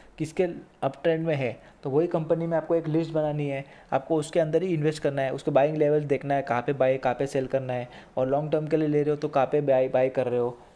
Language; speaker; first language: Hindi; native; Hindi